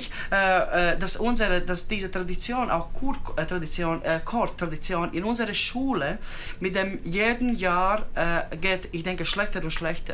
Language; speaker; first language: German; non-native, learner; Latvian